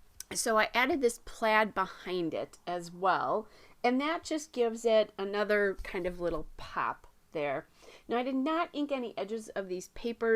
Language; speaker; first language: English; native; English